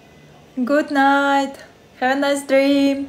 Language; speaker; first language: English; non-native, learner; Russian